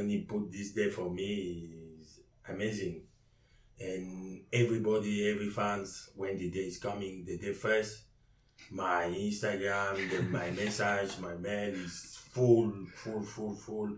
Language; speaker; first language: English; non-native, learner; French